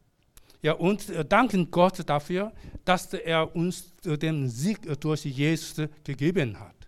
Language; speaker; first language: German; non-native, learner; Korean